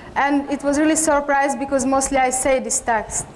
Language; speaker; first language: English; non-native, learner; Hungarian